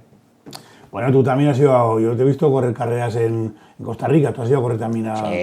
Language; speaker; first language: Spanish; native; Spanish